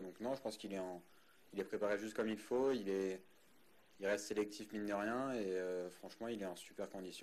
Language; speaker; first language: French; native; French